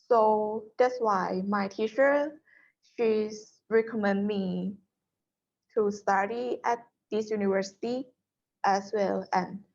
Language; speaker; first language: English; non-native, learner; Thai